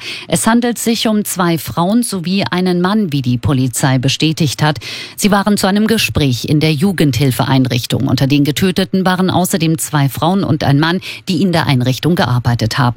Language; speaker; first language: German; native; German